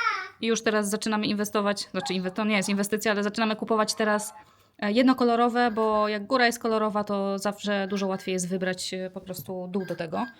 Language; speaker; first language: Polish; native; Polish